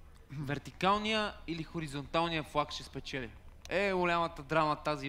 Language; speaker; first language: Bulgarian; native; Bulgarian